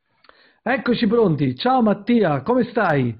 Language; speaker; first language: Italian; native; Italian